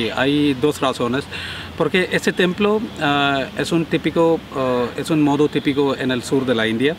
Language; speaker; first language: Spanish; non-native, learner; Malayalam